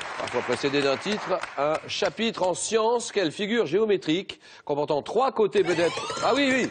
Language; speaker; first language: French; native; French